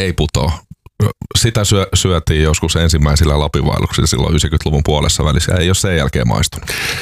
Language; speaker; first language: Finnish; native; Finnish